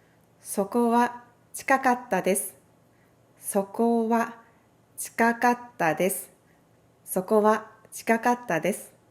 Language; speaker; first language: Japanese; non-native, fluent; Korean